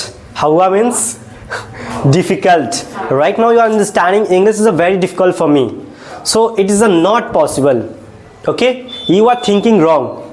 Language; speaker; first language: English; non-native, local second language; Hindi